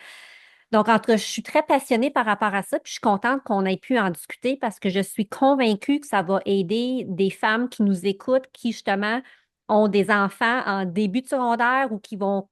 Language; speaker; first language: French; native; French